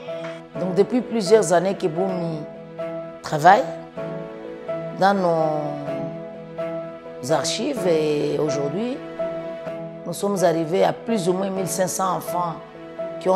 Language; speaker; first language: French; non-native, local second language; Swahili